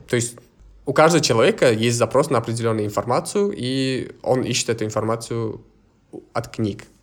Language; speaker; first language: Russian; non-native, local second language; Uzbek